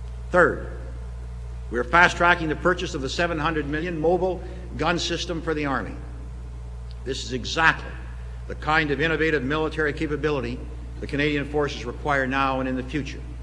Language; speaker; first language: English; native; English